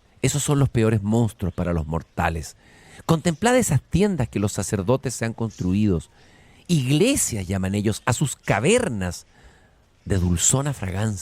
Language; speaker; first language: Spanish; native; Spanish